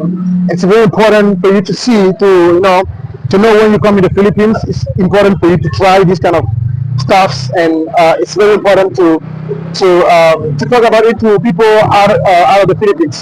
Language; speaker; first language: English; non-native, fluent; French